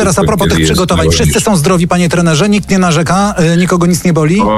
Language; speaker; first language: Polish; native; Polish